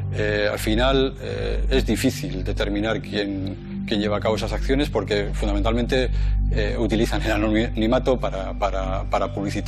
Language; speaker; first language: Spanish; native; Spanish